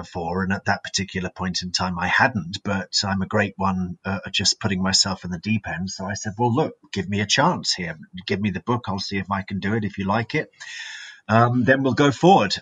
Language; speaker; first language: English; native; English